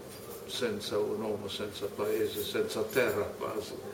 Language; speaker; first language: Italian; non-native, fluent; German